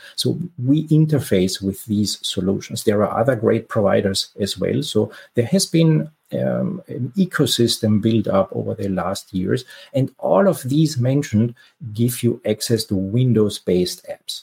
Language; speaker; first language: English; non-native, fluent; German